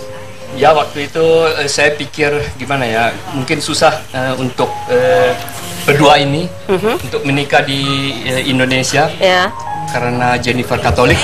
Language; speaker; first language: Indonesian; non-native, fluent; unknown